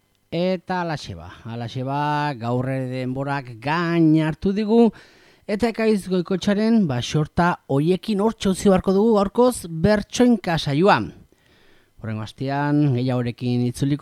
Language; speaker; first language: Basque; native; Basque